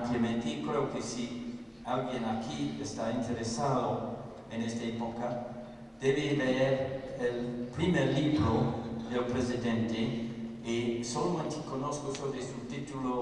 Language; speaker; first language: Spanish; non-native, fluent; English